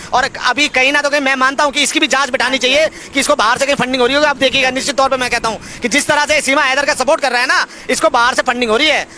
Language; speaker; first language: Hindi; native; Hindi